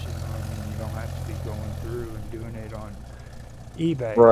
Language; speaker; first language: English; native; English